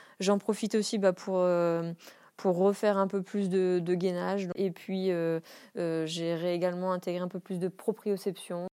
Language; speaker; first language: French; native; French